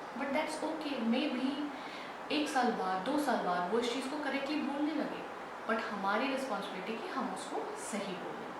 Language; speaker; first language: Hindi; native; Hindi